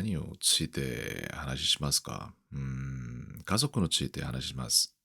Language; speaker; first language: Japanese; non-native, learner; Korean